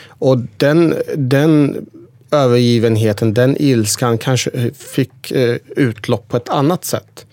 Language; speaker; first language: Swedish; early bilingual, other home language; Persian